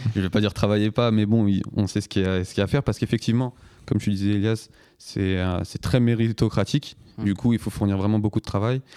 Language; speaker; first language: French; early bilingual, other home language; Turkish